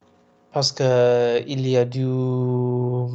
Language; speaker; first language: French; non-native, learner; English